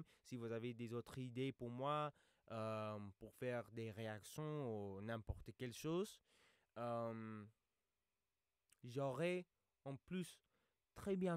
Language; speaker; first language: French; non-native, fluent; English